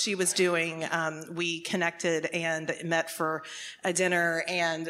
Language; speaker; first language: English; native; English